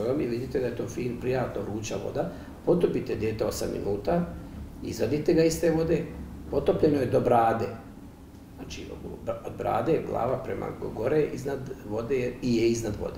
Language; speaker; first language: Bosnian; native; Bosnian